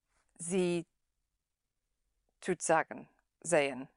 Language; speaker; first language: German; non-native, learner; English